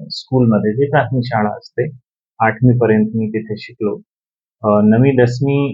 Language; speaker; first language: Marathi; non-native, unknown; Urdu